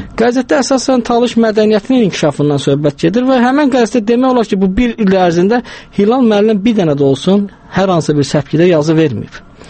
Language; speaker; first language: Azerbaijani; non-native, local second language; Talysh